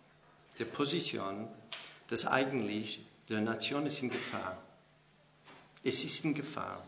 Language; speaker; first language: German; non-native, fluent; English